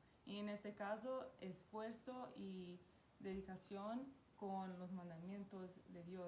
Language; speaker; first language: Spanish; non-native, fluent; Portuguese